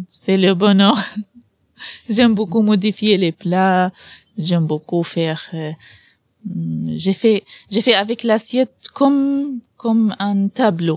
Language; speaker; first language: French; non-native, learner; Arabic